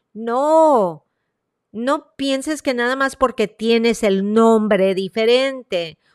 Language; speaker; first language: Spanish; early bilingual, heritage; Spanish